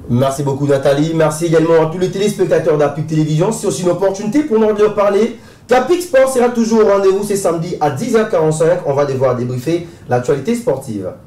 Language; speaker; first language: French; non-native, local second language; Lingala